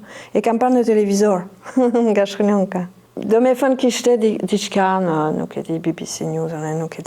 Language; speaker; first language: Albanian; non-native, fluent; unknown